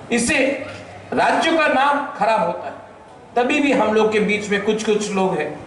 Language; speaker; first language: Hindi; non-native, local second language; Bangla